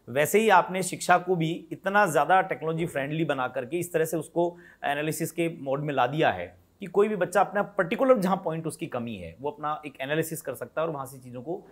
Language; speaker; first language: Hindi; native; Hindi